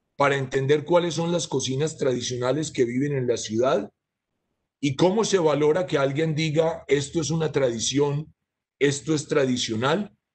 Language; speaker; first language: Spanish; native; Spanish